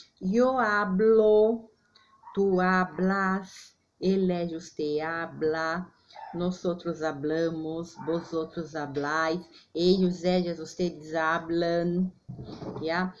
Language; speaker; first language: Spanish; non-native, fluent; Portuguese